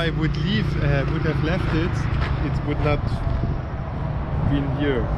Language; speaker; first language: English; non-native, fluent; German